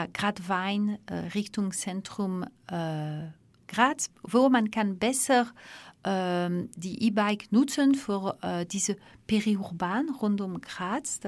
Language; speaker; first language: German; non-native, learner; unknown